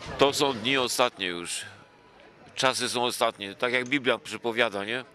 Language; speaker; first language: Polish; native; Polish